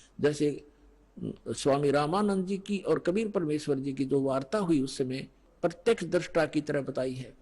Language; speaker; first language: Hindi; native; Hindi